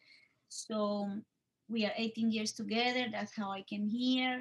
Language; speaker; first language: English; non-native, fluent; Spanish